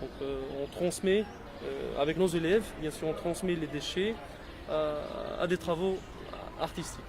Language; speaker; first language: French; non-native, local second language; Arabic